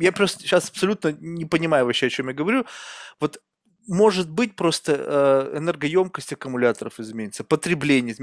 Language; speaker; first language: Russian; native; Russian